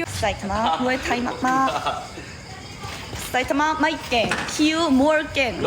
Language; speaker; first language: Thai; non-native, learner; Korean